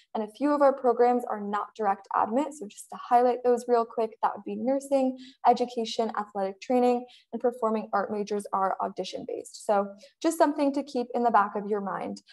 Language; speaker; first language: English; native; English